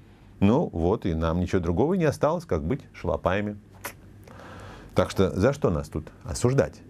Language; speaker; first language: Russian; native; Russian